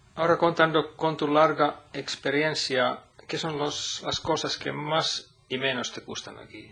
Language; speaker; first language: Spanish; non-native, fluent; Finnish